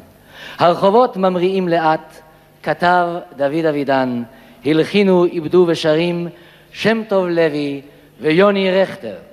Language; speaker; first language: Hebrew; native; Hebrew